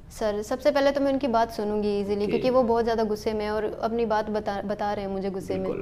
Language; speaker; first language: Hindi; native; Hindi